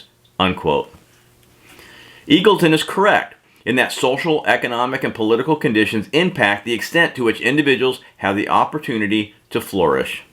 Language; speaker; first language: English; native; English